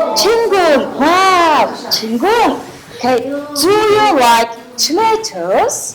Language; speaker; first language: English; non-native, learner; Mongolian